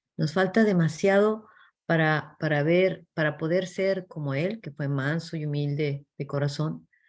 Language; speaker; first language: Spanish; early bilingual, heritage; English